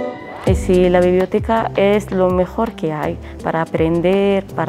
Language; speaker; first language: Spanish; non-native, learner; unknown